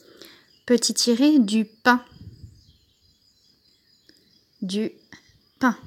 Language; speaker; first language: French; native; French